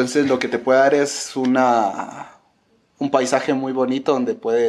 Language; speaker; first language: Spanish; native; Spanish